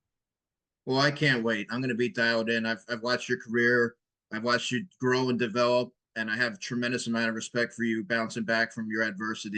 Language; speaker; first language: English; native; English